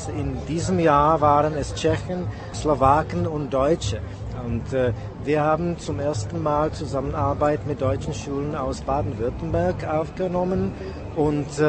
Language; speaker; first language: German; non-native, fluent; Czech